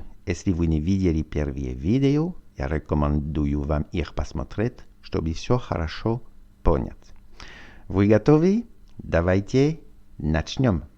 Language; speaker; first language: Russian; non-native, learner; French